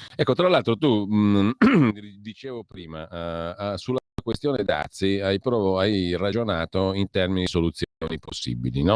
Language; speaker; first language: Italian; native; Italian